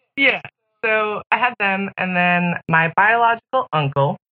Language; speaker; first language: English; native; English